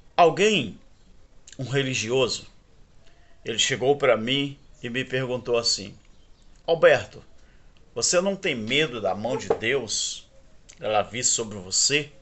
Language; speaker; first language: Portuguese; native; Portuguese